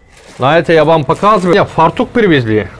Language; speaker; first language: Russian; non-native, learner; Turkish